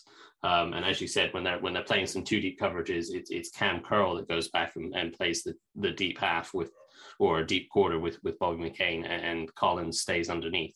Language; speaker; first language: English; native; English